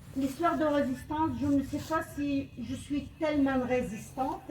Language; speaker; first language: French; non-native, fluent; Arabic